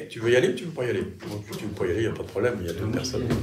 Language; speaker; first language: French; native; French